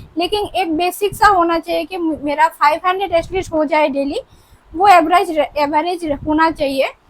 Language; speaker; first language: Hindi; non-native, local second language; Bangla